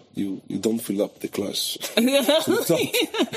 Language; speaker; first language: English; non-native, fluent; Portuguese